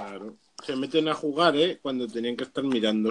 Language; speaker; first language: Spanish; native; Spanish